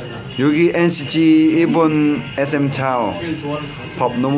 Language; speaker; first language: Korean; non-native, learner; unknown